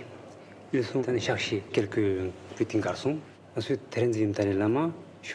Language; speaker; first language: French; non-native, learner; Tibetan